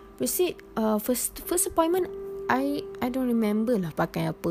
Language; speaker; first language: English; non-native, local second language; Malay